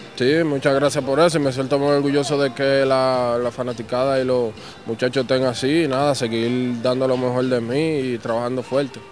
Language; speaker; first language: Spanish; native; Spanish